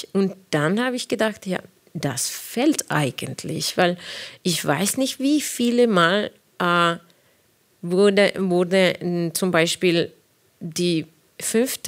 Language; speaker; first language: German; non-native, fluent; Spanish